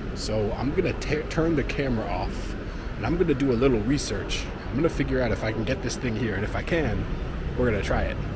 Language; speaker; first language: English; native; English